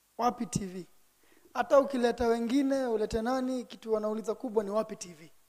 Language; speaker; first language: Swahili; non-native, local second language; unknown